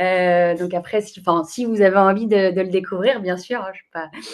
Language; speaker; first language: French; native; French